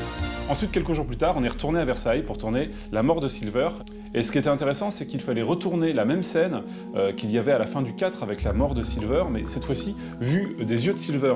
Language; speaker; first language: French; native; French